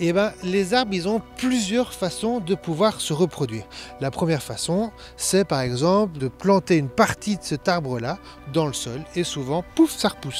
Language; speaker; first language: French; native; French